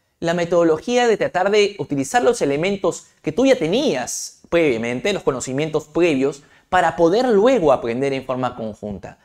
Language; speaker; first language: Spanish; native; Spanish